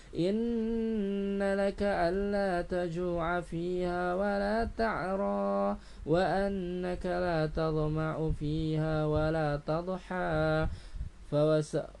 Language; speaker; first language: Arabic; non-native, fluent; Indonesian